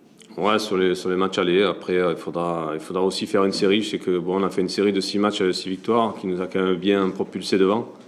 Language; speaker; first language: French; native; French